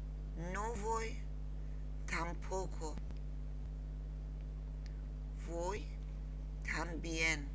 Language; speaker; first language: Spanish; non-native, learner; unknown